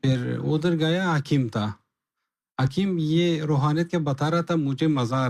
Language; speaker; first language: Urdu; non-native, learner; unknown